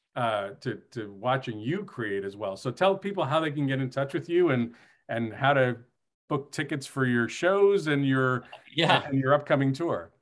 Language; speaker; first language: English; native; English